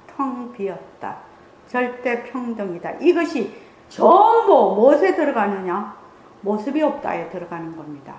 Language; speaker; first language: Korean; native; Korean